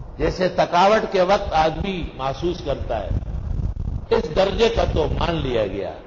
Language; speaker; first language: Urdu; non-native, local second language; Pashto